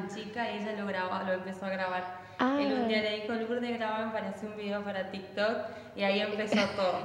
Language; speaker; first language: Spanish; native; Spanish